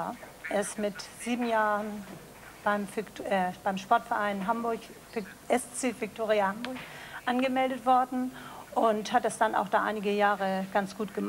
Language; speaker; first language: German; native; German